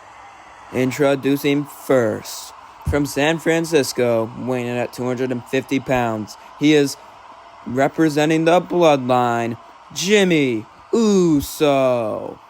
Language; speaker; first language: English; native; English